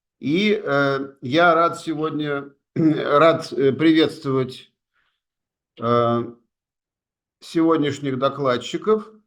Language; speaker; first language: Russian; native; Russian